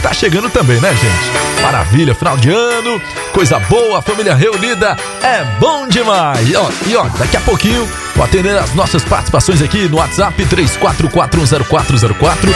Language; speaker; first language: Portuguese; native; Portuguese